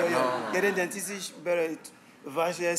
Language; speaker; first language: Czech; non-native, learner; English